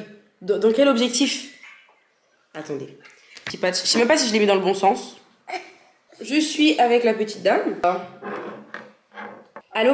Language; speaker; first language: French; native; French